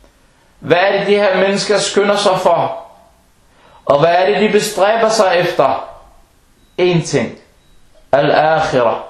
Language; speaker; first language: Danish; early bilingual, other home language; Arabic